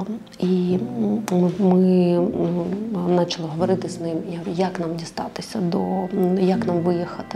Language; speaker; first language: Ukrainian; non-native, local second language; Russian